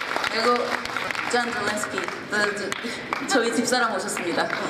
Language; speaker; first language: Korean; native; Korean